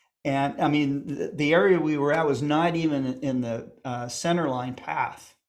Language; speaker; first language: English; native; English